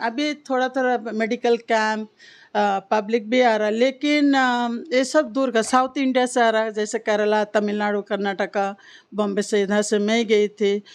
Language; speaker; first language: Hindi; non-native, local second language; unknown